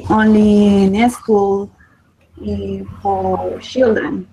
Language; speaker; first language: English; non-native, learner; Spanish